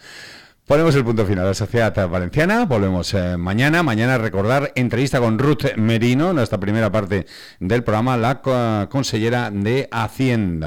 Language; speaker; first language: Spanish; native; Spanish